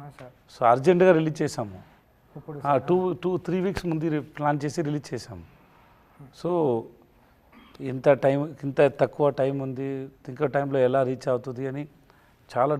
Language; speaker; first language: Telugu; non-native, learner; Tamil